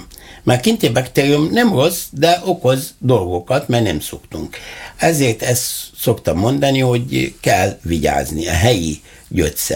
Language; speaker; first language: Hungarian; non-native, learner; Arabic